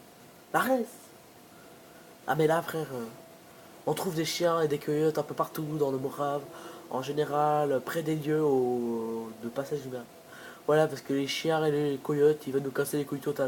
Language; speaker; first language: French; native; French